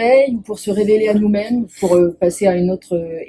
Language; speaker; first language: French; native; French